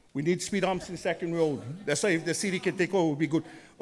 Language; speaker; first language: English; native; English